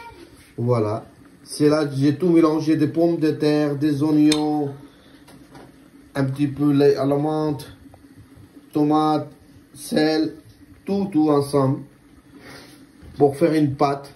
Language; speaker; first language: French; non-native, learner; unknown